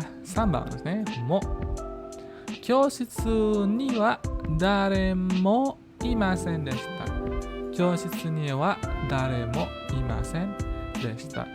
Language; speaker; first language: Japanese; non-native, fluent; Indonesian